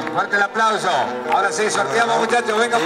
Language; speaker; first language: Spanish; native; Spanish